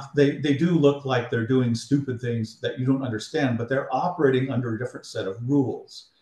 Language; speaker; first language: English; native; English